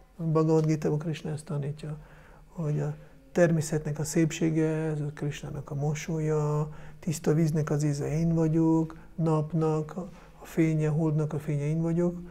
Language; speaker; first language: Hungarian; non-native, fluent; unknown